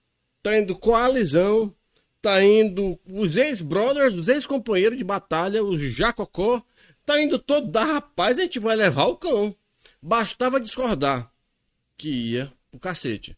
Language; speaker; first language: Portuguese; native; Portuguese